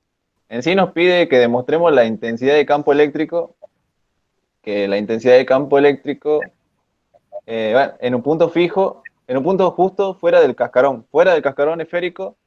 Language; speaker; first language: Spanish; native; Spanish